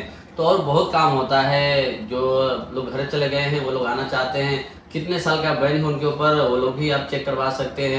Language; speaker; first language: Hindi; native; Hindi